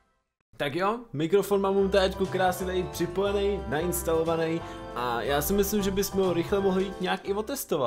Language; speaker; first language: Czech; native; Czech